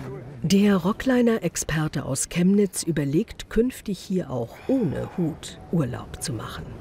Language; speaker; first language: German; native; German